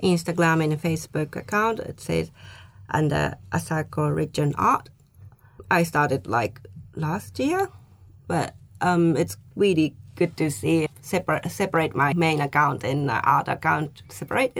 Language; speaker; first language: English; non-native, fluent; Japanese